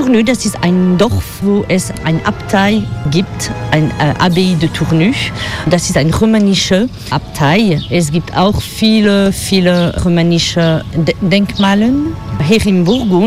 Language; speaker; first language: German; non-native, learner; French